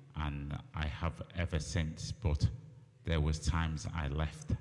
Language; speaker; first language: English; native; English